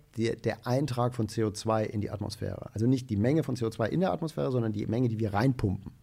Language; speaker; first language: German; native; German